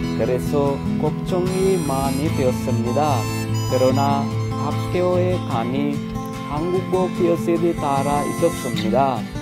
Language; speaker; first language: Korean; non-native, fluent; Sinhala